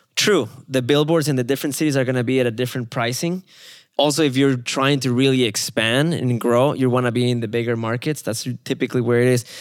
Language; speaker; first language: English; non-native, fluent; Spanish